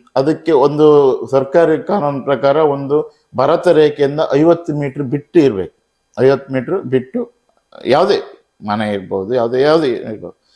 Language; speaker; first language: Kannada; native; Kannada